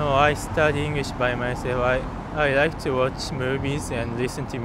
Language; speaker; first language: English; non-native, learner; Japanese